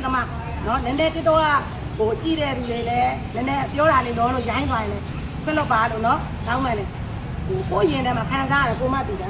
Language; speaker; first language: Burmese; native; Burmese